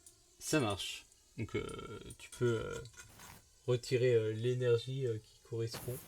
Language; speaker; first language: French; native; French